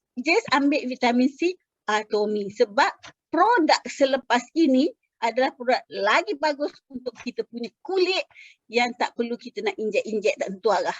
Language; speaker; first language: Malay; native; Malay